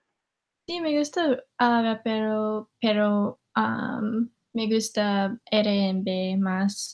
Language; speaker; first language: Spanish; non-native, learner; English